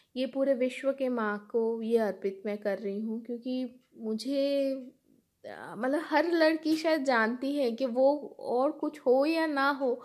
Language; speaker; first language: Hindi; non-native, local second language; Bangla